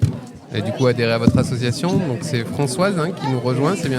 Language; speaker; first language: French; native; French